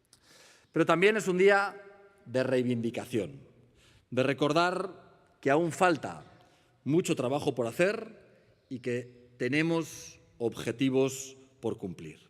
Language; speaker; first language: Spanish; native; Spanish